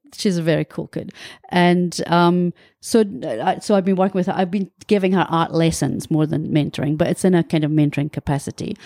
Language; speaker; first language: English; native; English